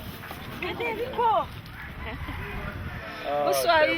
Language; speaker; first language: French; non-native, learner; Haitian Creole